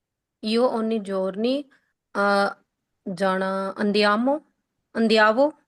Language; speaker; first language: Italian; non-native, learner; Punjabi